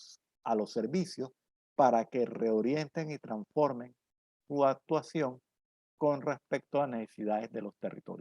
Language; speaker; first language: Spanish; native; Spanish